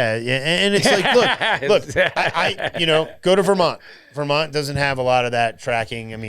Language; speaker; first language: English; native; English